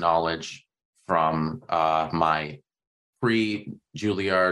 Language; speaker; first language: English; native; English